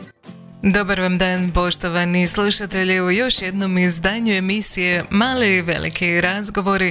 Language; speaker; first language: Croatian; native; Croatian